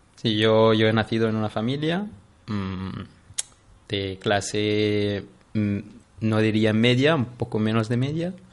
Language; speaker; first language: Spanish; non-native, fluent; Arabic